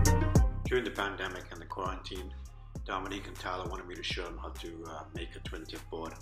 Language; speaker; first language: English; native; English